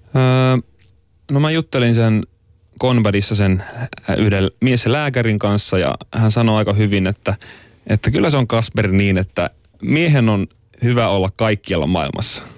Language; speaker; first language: Finnish; native; Finnish